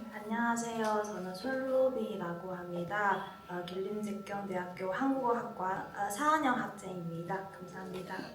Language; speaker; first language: Korean; non-native, learner; Chinese